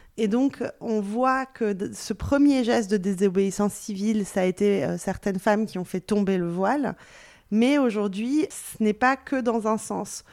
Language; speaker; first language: French; native; French